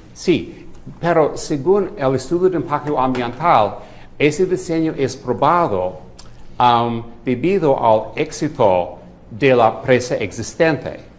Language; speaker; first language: Spanish; non-native, fluent; English